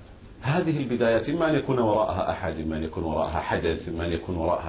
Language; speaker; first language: Arabic; native; Arabic